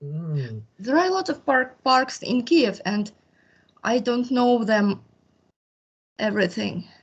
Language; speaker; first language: English; non-native, fluent; Russian